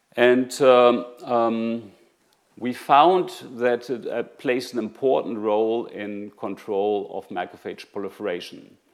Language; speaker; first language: English; non-native, fluent; German